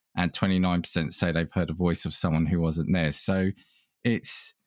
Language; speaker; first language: English; early bilingual, other home language; Italian